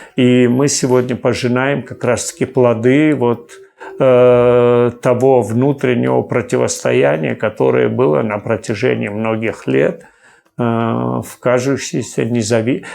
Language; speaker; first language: Russian; non-native, local second language; Crimean Tatar